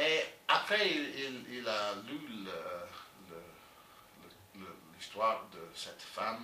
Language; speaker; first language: French; non-native, learner; English